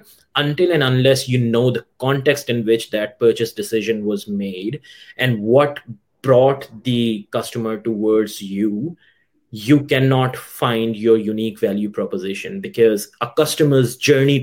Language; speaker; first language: English; non-native, local second language; Urdu